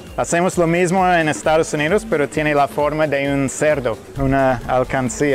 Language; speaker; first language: Spanish; non-native, fluent; English